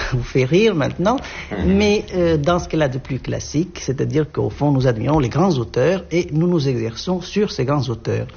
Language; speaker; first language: French; non-native, local second language; Arabic